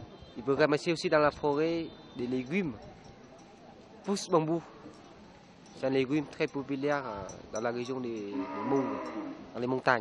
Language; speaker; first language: French; non-native, fluent; Vietnamese